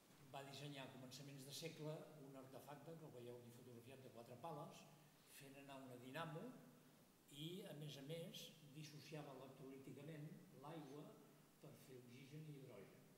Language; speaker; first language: Catalan; native; Catalan